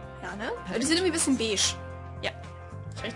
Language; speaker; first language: German; native; German